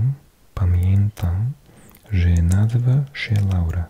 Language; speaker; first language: Polish; non-native, learner; English